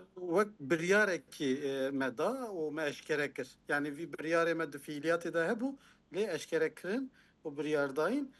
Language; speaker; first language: Kurdish; non-native, local second language; Turkish